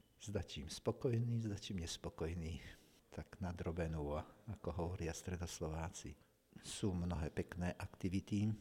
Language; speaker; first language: Slovak; native; Slovak